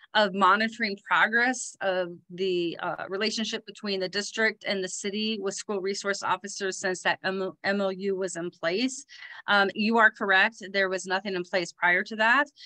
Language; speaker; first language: English; native; English